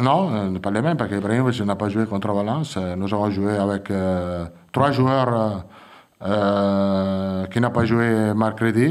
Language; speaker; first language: French; non-native, fluent; Italian